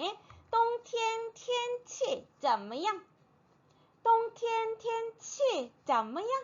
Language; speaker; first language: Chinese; non-native, fluent; Korean